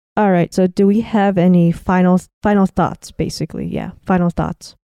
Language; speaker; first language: English; native; English